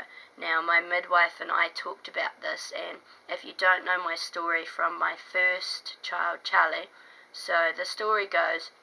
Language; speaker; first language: English; native; English